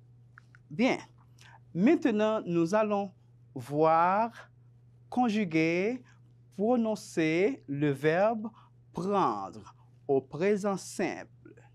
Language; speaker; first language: French; non-native, fluent; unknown